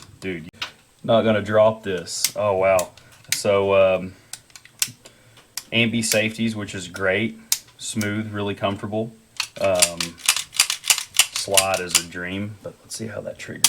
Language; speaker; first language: English; native; English